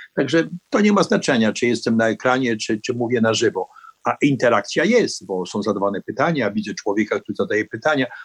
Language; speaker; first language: Polish; native; Polish